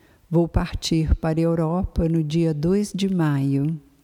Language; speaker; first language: Portuguese; native; Portuguese